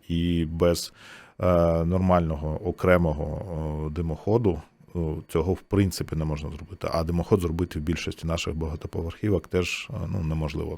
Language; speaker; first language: Ukrainian; native; Ukrainian